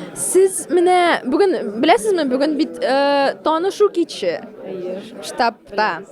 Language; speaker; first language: Tatar; native; Tatar